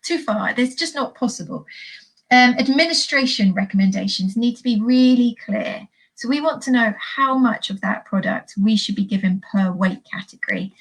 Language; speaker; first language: English; native; English